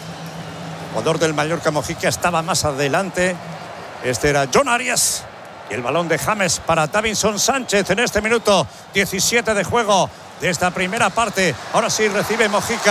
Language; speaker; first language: Spanish; native; Spanish